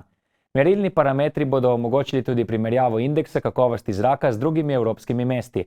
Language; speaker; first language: Slovenian; native; Slovenian